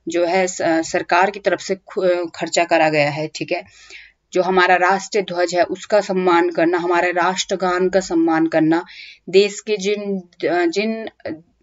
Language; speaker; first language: Hindi; native; Hindi